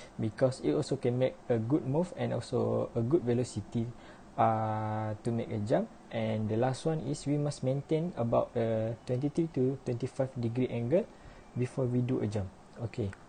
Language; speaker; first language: English; non-native, learner; Malay